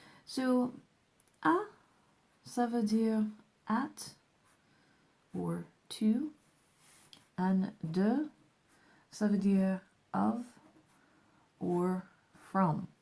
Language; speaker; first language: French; non-native, fluent; English